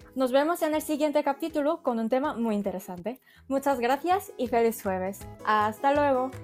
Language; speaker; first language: Spanish; non-native, fluent; Korean